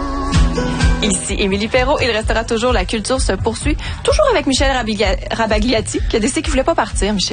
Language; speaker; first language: French; native; French